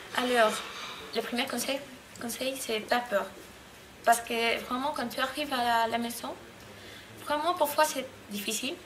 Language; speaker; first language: French; non-native, learner; Spanish